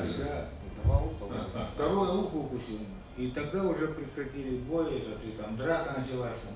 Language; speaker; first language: Russian; native; Russian